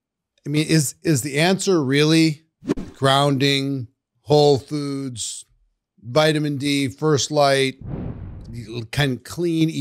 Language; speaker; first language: English; native; English